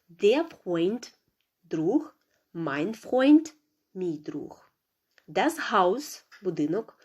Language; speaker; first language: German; non-native, fluent; Ukrainian